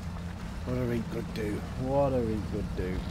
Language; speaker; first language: English; native; English